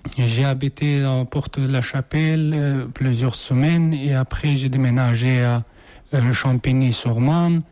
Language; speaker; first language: French; non-native, learner; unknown